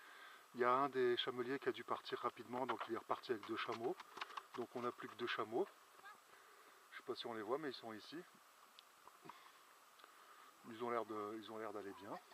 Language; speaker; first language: French; native; French